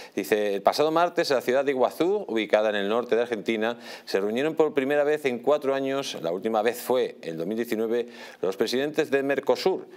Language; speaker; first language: Spanish; native; Spanish